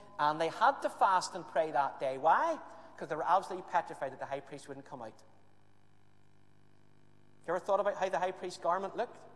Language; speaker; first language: English; native; English